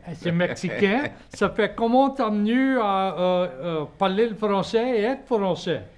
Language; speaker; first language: French; native; French